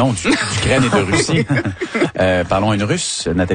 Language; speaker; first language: French; native; French